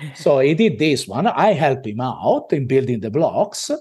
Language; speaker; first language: English; non-native, fluent; Italian